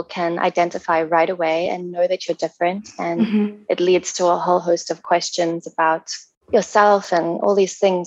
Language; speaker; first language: English; native; English